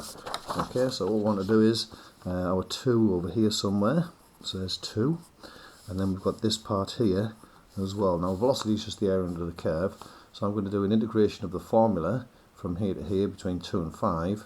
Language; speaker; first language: English; native; English